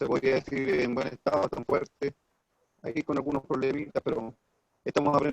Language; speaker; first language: Spanish; native; Spanish